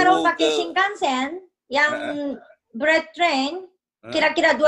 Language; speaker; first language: Indonesian; non-native, fluent; Japanese